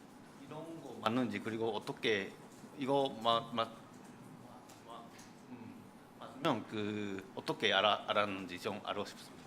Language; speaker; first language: Korean; non-native, fluent; Japanese